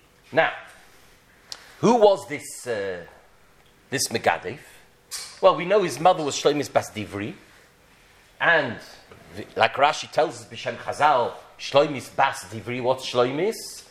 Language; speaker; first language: English; native; English